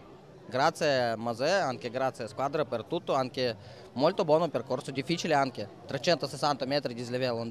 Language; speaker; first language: Italian; non-native, learner; Russian